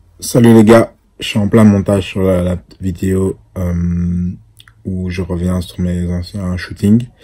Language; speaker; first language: French; native; French